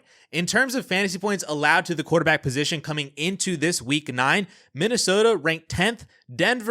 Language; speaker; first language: English; native; English